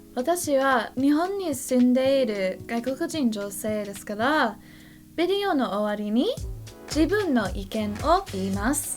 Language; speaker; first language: Japanese; non-native, learner; English